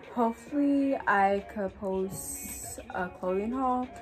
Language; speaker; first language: English; native; English